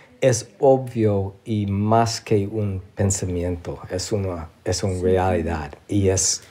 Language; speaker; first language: Spanish; non-native, learner; English